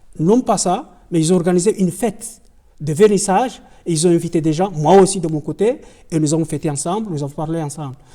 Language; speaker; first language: French; non-native, local second language; Ngazidja Comorian